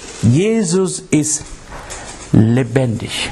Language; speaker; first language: German; non-native, fluent; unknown